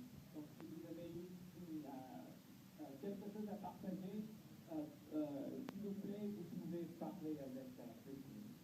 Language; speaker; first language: French; non-native, learner; English